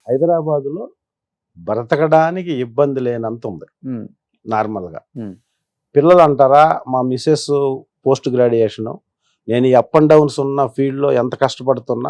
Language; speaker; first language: Telugu; native; Telugu